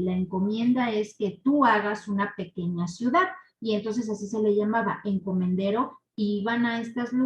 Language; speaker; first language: Spanish; native; Spanish